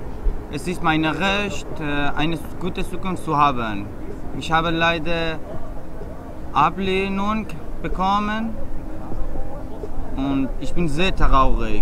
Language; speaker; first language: German; non-native, learner; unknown